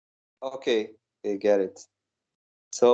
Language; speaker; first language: English; non-native, learner; Portuguese